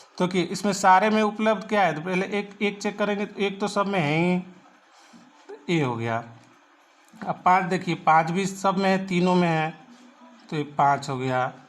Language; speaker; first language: Hindi; native; Hindi